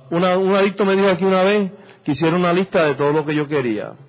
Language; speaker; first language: Spanish; early bilingual, heritage; Spanish